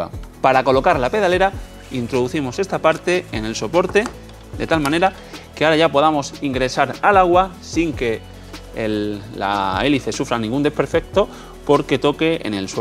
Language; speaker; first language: Spanish; native; Spanish